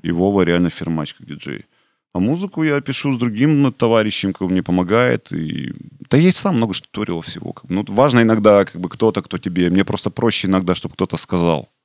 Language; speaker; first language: Russian; native; Russian